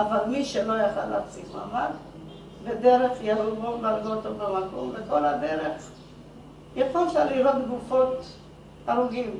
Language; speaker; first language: Hebrew; non-native, fluent; Hungarian